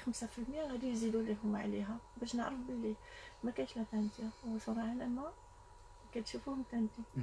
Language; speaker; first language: Arabic; native; Arabic